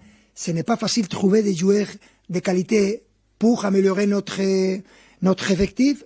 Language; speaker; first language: French; non-native, fluent; Spanish